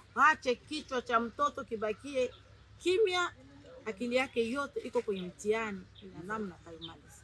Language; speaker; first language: Swahili; native; Swahili